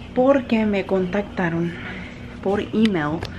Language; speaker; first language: Spanish; early bilingual, heritage; Spanish